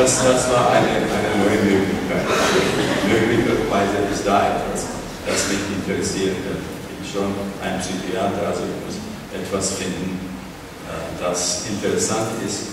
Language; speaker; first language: German; non-native, fluent; Czech